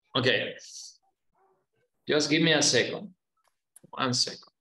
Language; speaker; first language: English; non-native, fluent; Spanish